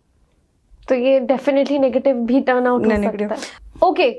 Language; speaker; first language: Hindi; native; Hindi